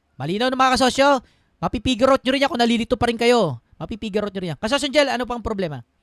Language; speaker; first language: Filipino; native; Filipino